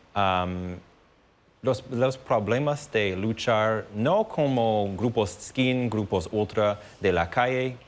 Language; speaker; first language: Spanish; non-native, fluent; English